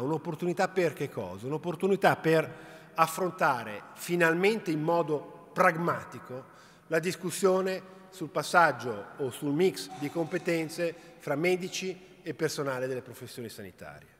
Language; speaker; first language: Italian; native; Italian